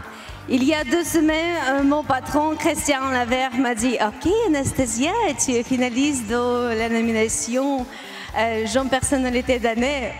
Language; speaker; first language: French; non-native, learner; Ukrainian